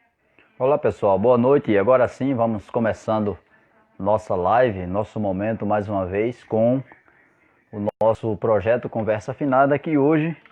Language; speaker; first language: Portuguese; native; Portuguese